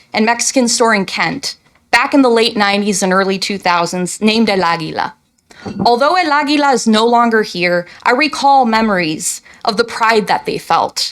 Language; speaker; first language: English; native; English